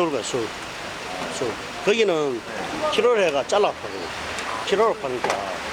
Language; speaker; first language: Korean; native; Korean